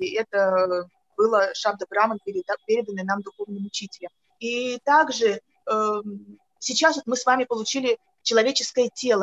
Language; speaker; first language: Russian; native; Russian